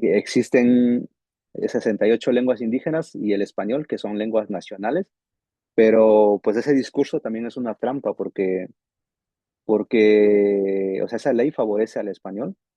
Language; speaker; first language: Spanish; non-native, local second language; Zapotec